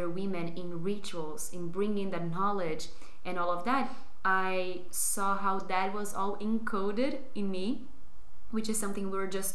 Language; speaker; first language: English; non-native, fluent; Portuguese